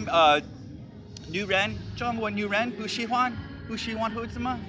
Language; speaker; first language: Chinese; non-native, learner; English